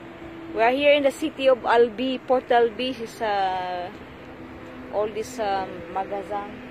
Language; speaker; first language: English; non-native, local second language; Cebuano